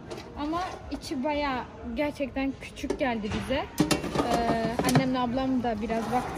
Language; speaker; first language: Turkish; early bilingual, heritage; Turkish